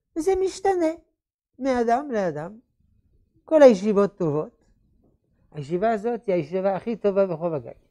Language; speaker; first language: Hebrew; non-native, fluent; French